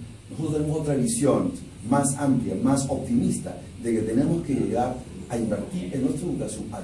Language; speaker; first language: Spanish; non-native, local second language; Shipibo-Conibo